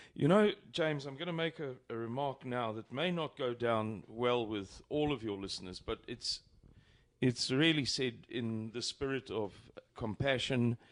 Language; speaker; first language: English; native; English